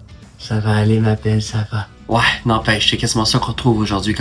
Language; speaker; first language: French; native; French